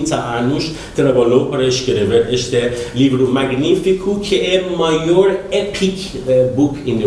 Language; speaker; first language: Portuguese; non-native, learner; Persian